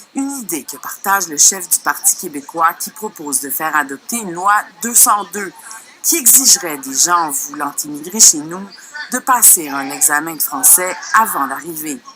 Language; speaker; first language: French; native; French